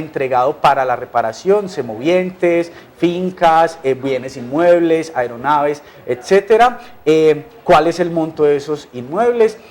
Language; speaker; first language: Spanish; native; Spanish